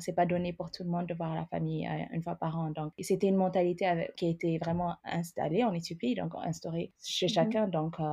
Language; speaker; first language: French; non-native, fluent; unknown